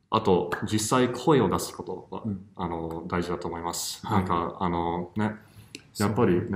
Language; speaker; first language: Japanese; non-native, fluent; English